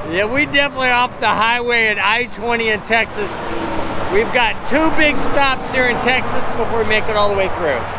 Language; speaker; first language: English; native; English